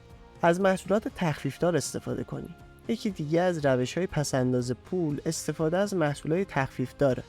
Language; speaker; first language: Persian; native; Persian